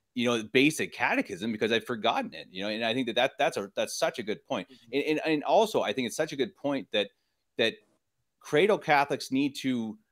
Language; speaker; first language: English; native; English